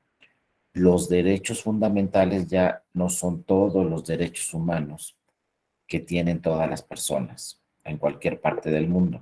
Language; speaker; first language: Spanish; native; Spanish